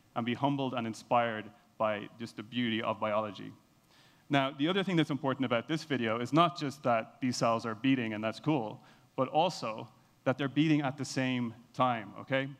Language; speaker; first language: English; native; English